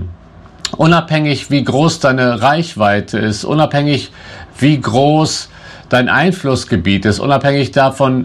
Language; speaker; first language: German; native; German